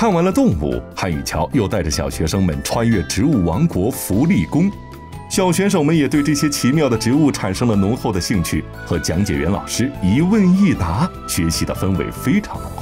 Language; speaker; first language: Chinese; native; Chinese